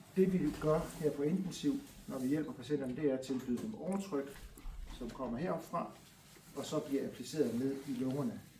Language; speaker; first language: Danish; native; Danish